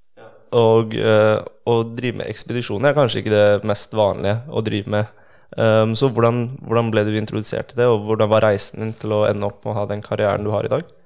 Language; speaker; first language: Norwegian; native; Norwegian